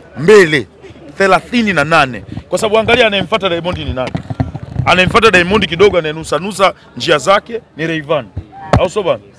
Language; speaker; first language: Swahili; native; Swahili